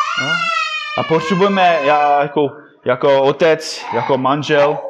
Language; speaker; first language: Czech; non-native, fluent; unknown